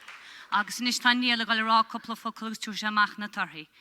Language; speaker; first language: Irish; native; Irish